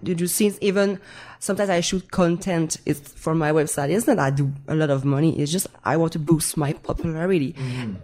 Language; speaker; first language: English; non-native, fluent; French